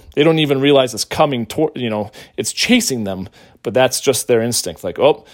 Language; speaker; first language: English; native; English